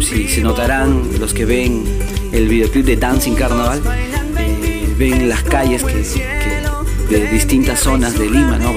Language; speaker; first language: Spanish; native; Spanish